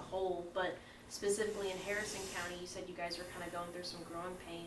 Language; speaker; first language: English; native; English